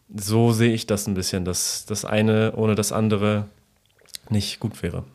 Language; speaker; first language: German; early bilingual, other home language; Polish